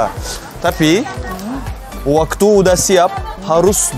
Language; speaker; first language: Indonesian; non-native, fluent; Turkish